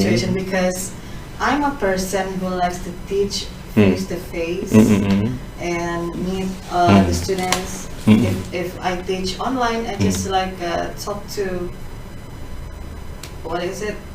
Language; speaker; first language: English; non-native, fluent; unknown